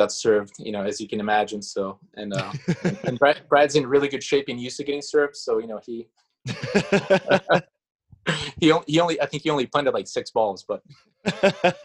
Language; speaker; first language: English; non-native, fluent; Portuguese